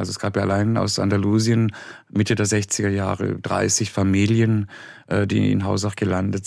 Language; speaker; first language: German; native; German